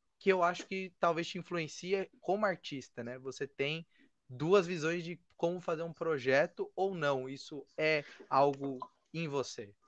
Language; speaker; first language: Portuguese; native; Portuguese